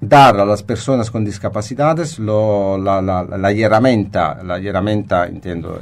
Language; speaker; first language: Spanish; non-native, fluent; Italian